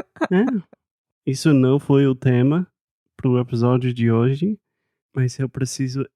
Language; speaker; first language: Portuguese; non-native, fluent; English